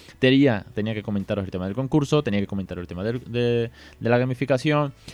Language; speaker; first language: Spanish; native; Spanish